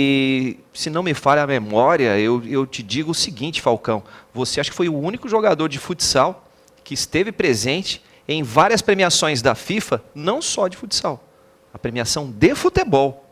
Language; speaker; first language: Portuguese; native; Portuguese